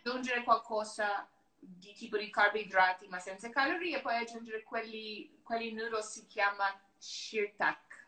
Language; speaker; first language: Italian; non-native, learner; English